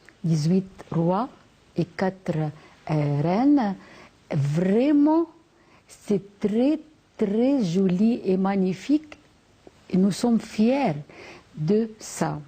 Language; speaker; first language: French; non-native, fluent; Arabic